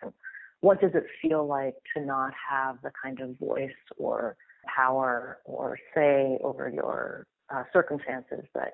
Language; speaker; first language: English; native; English